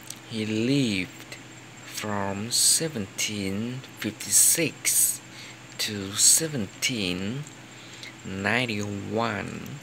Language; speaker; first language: English; non-native, learner; Vietnamese